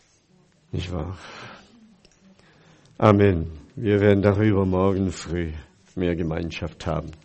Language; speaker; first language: German; non-native, fluent; Chinese